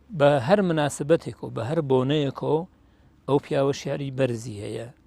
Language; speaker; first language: Central Kurdish; non-native, local second language; Gurani